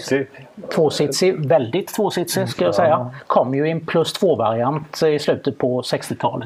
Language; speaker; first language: Swedish; native; Swedish